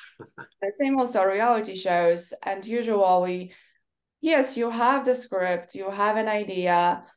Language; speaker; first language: English; non-native, fluent; Polish